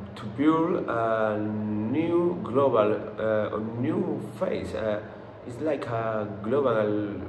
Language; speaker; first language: English; non-native, learner; Spanish